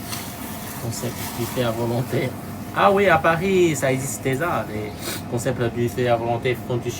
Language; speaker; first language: French; non-native, local second language; Chinese